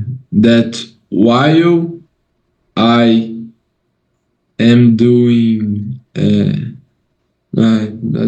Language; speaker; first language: English; non-native, learner; Portuguese